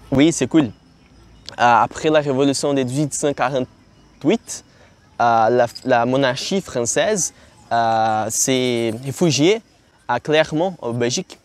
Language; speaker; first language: French; non-native, learner; Portuguese